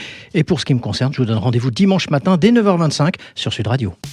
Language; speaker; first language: French; native; French